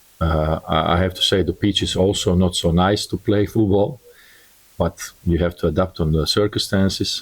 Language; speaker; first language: English; non-native, learner; Croatian